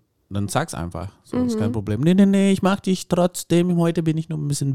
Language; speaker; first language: German; non-native, fluent; Indonesian